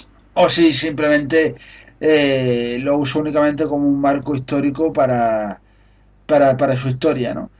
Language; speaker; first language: Spanish; native; Spanish